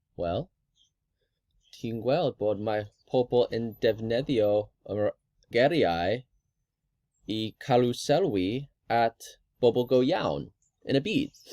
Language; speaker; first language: Welsh; non-native, learner; English